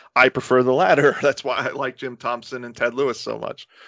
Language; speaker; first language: English; early bilingual, other home language; Spanish